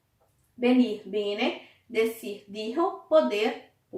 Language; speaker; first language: Spanish; non-native, fluent; Portuguese